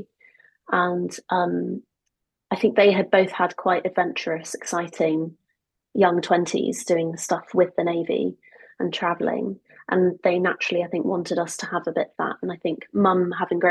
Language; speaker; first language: English; native; English